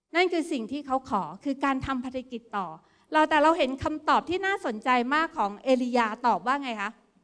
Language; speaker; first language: Thai; native; Thai